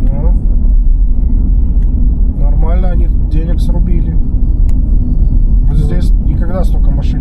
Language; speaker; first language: Russian; native; Russian